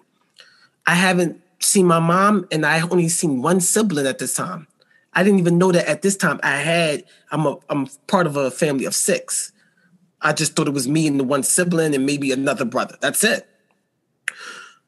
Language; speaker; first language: English; native; English